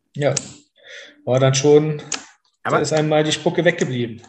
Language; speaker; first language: German; native; German